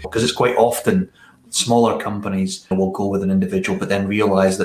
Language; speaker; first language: English; native; English